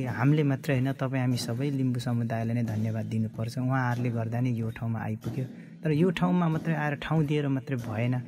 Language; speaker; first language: Nepali; non-native, local second language; Limbu